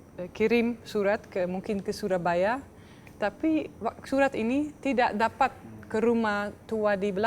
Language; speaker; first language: Indonesian; non-native, fluent; Dutch